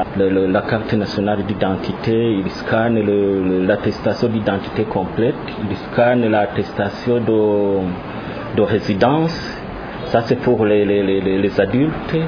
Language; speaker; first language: French; non-native, local second language; Rundi